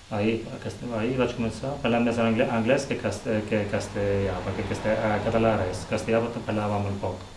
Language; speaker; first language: Catalan; non-native, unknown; Albanian